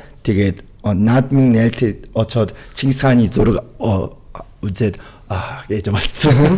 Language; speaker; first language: Mongolian; non-native, fluent; Korean